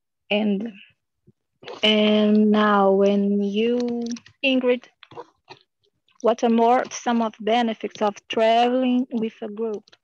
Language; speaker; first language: English; non-native, learner; Portuguese